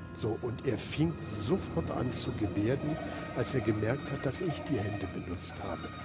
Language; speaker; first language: German; native; German